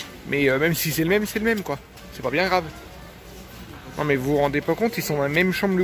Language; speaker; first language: French; native; French